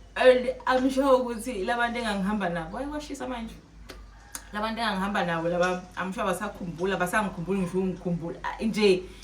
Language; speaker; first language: Zulu; native; Zulu